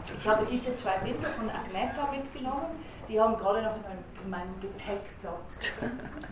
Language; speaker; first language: German; native; German